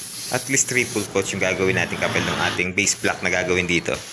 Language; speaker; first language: Filipino; native; Filipino